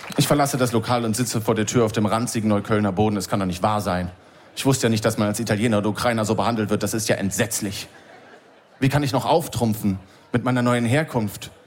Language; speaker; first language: German; native; German